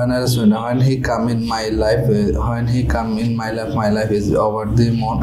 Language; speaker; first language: English; non-native, learner; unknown